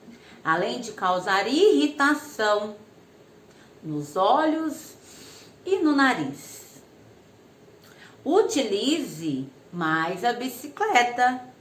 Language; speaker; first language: Portuguese; native; Portuguese